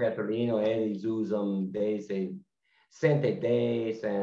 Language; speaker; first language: Portuguese; non-native, learner; English